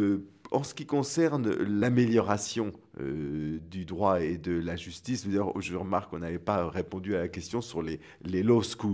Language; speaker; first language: French; native; French